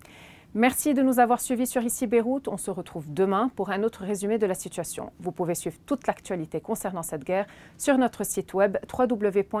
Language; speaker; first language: French; non-native, local second language; Arabic